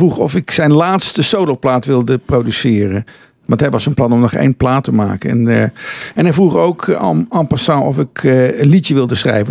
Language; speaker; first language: Dutch; native; Dutch